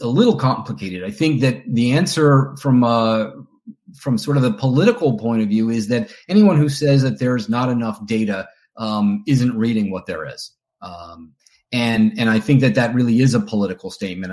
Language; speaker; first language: English; native; English